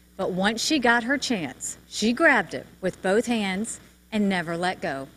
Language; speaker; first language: English; native; English